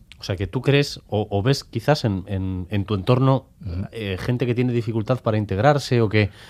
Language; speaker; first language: Spanish; native; Spanish